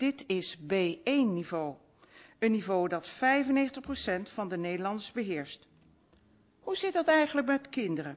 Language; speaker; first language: Dutch; native; Dutch